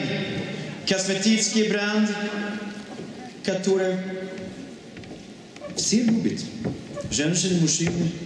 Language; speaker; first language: Russian; non-native, fluent; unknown